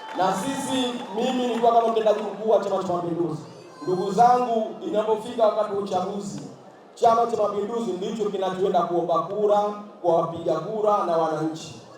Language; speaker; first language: Swahili; native; Swahili